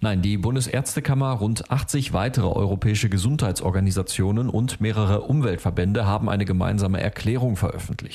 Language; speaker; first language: German; native; German